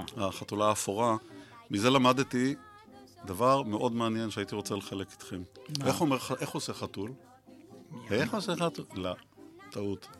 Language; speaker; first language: Hebrew; native; Hebrew